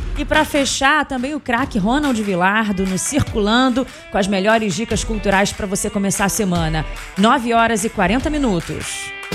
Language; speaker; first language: Portuguese; native; Portuguese